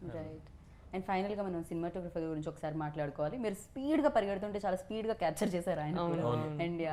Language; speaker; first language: Telugu; native; Telugu